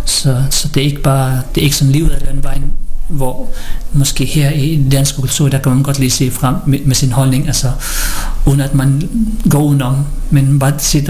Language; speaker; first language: Danish; early bilingual, other home language; Filipino